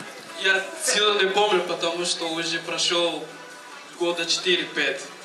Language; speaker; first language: Russian; non-native, learner; Portuguese